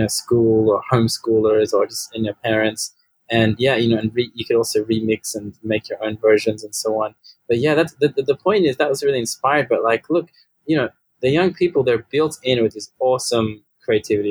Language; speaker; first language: English; native; English